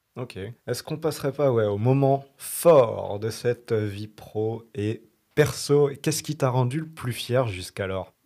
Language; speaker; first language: French; native; French